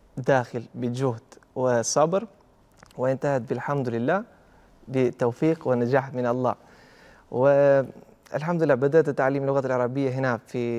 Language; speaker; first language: Arabic; non-native, fluent; Albanian